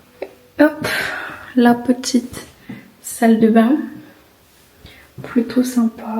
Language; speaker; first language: French; native; French